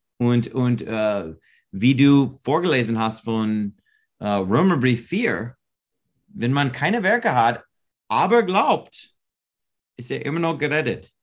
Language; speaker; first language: German; non-native, learner; English